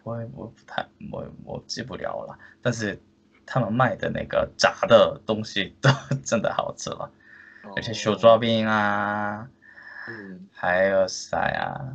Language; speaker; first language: Chinese; non-native, fluent; Korean